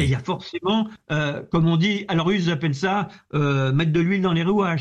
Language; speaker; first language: French; native; French